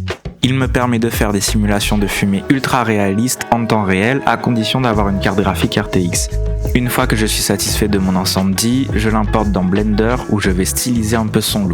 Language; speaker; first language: French; native; French